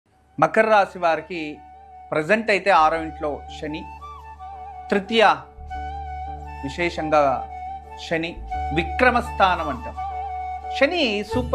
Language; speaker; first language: Telugu; native; Telugu